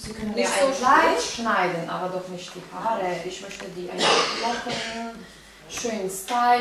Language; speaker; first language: German; non-native, fluent; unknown